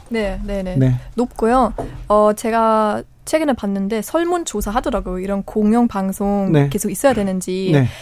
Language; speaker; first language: Korean; non-native, fluent; German